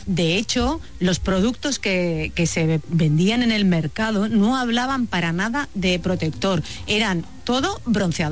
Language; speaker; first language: Spanish; native; Spanish